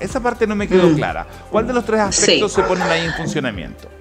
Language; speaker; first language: Spanish; native; Spanish